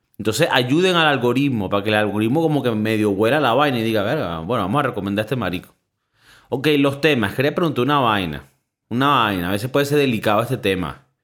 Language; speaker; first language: Spanish; native; Spanish